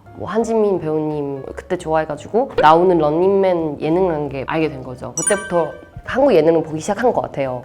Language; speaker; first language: Korean; non-native, fluent; Chinese